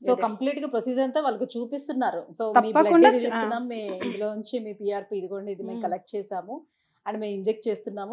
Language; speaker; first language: Telugu; native; Telugu